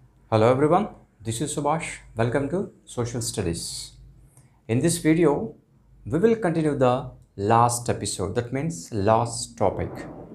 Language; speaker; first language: English; non-native, local second language; Telugu